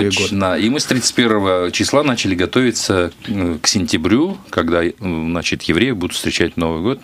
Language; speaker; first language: Russian; native; Russian